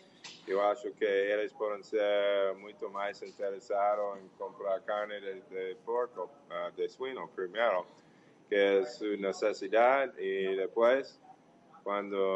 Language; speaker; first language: Portuguese; non-native, learner; English